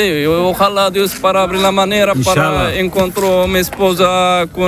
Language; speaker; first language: Spanish; non-native, learner; Arabic